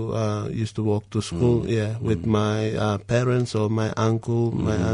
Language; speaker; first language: English; non-native, fluent; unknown